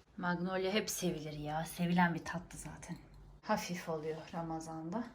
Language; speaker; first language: Turkish; native; Turkish